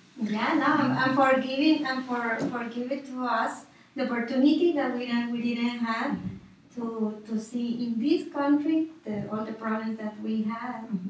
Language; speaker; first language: English; non-native, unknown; Spanish